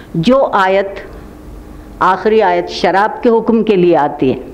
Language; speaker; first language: Urdu; native; Urdu